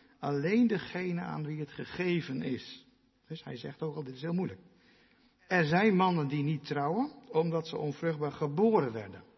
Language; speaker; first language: Dutch; non-native, local second language; Western Frisian